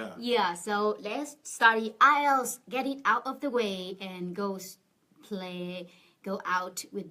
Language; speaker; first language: English; non-native, fluent; Vietnamese